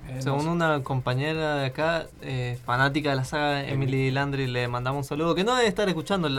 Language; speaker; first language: Spanish; native; Spanish